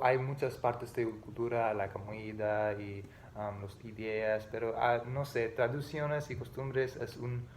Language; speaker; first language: Spanish; non-native, learner; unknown